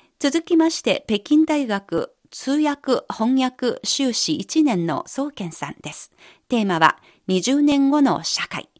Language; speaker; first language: Japanese; non-native, fluent; Chinese